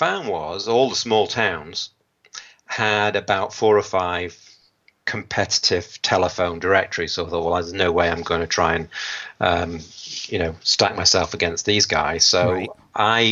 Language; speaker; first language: English; native; English